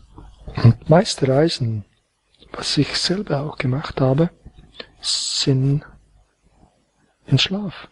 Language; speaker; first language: German; non-native, fluent; Croatian